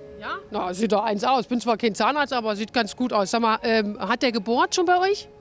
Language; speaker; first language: German; native; German